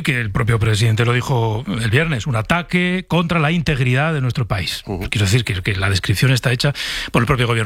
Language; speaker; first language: Spanish; native; Spanish